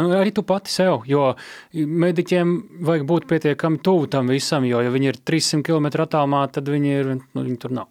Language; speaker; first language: Latvian; native; Latvian